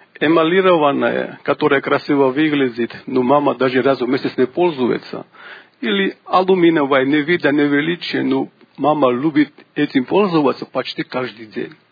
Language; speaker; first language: Russian; non-native, local second language; Georgian